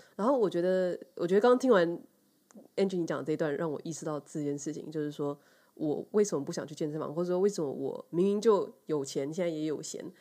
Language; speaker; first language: Chinese; native; Chinese